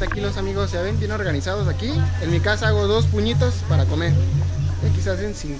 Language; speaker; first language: Spanish; native; Spanish